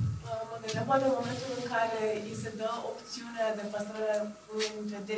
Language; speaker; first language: Romanian; native; Romanian